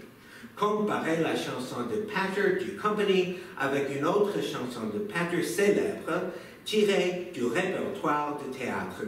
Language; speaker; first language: French; non-native, fluent; English